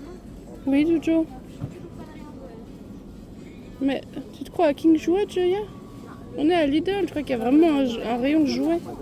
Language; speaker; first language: French; native; French